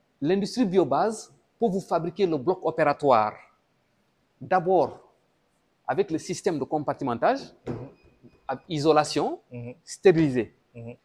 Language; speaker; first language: French; non-native, local second language; Wolof